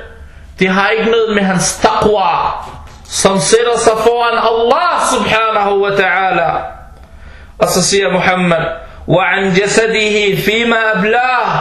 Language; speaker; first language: Danish; non-native, fluent; Arabic